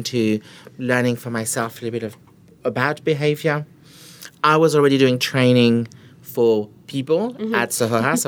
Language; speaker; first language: English; non-native, fluent; French